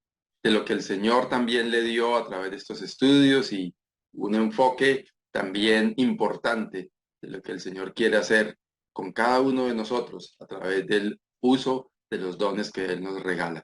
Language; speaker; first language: Spanish; native; Spanish